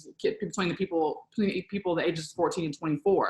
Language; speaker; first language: English; native; English